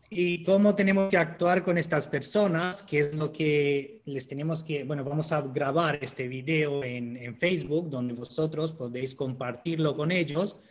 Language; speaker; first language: Spanish; non-native, fluent; Romanian